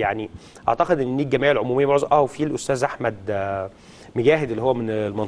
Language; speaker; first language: Arabic; native; Arabic